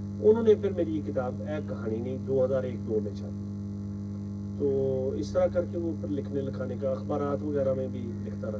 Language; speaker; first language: Urdu; non-native, local second language; Punjabi